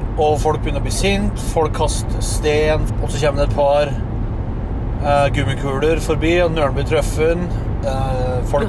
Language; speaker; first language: Norwegian; native; Norwegian